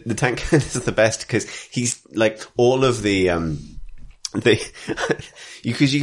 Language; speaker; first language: English; native; English